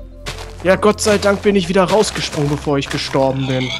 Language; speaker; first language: German; native; German